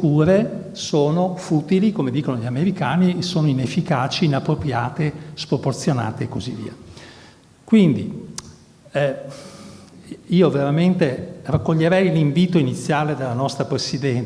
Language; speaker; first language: Italian; native; Italian